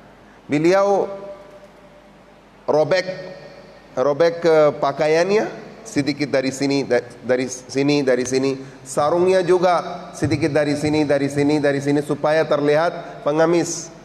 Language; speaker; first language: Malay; non-native, fluent; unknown